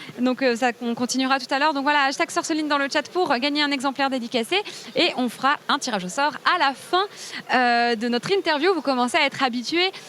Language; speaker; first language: French; native; French